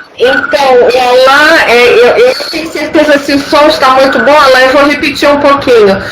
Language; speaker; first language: Portuguese; native; Portuguese